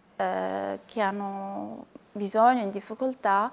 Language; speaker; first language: Italian; non-native, fluent; Arabic